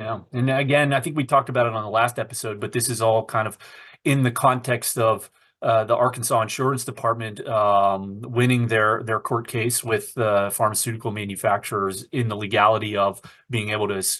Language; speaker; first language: English; native; English